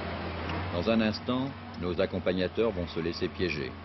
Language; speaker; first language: French; native; French